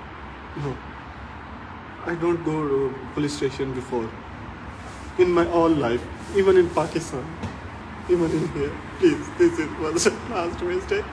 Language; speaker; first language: English; non-native, learner; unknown